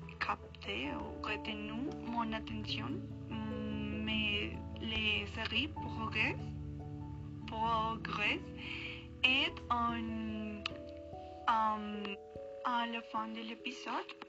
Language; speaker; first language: French; non-native, learner; Spanish